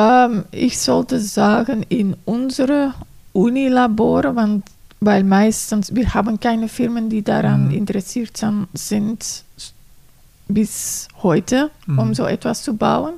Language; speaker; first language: German; non-native, fluent; Dutch